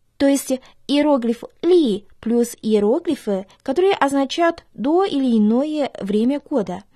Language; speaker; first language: Russian; non-native, fluent; Chinese